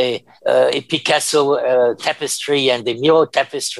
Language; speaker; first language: English; non-native, fluent; French